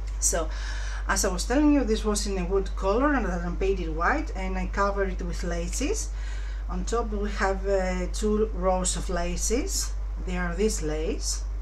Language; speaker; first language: English; non-native, fluent; Greek